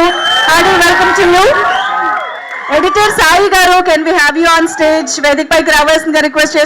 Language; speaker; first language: Telugu; native; Telugu